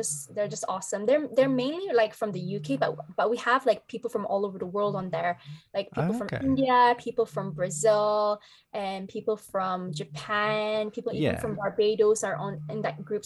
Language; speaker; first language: English; native; English